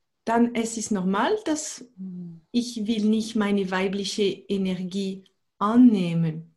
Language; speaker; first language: German; non-native, fluent; French